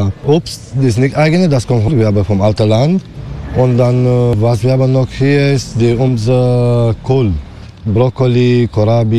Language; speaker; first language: German; non-native, learner; Romanian